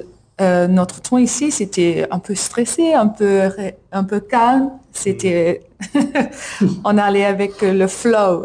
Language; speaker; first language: French; non-native, learner; English